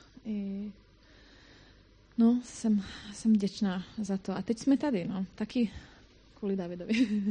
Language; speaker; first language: Czech; non-native, fluent; Croatian